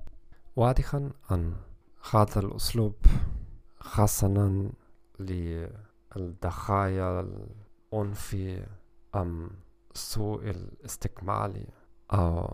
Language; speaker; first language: Arabic; non-native, learner; German